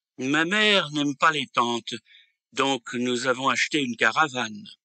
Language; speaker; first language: French; native; French